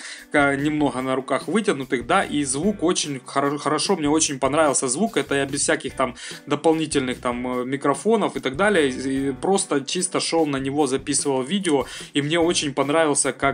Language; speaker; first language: Russian; native; Russian